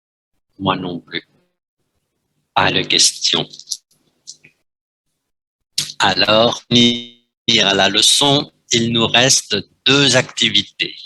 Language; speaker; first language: French; non-native, fluent; Vietnamese